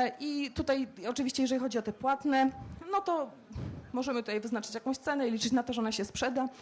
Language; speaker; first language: Polish; native; Polish